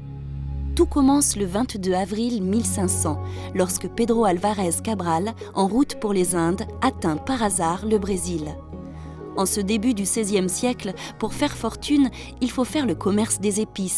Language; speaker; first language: French; native; French